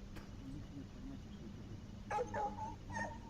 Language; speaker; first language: Russian; native; Russian